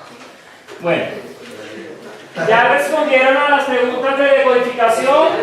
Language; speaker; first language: Spanish; native; Spanish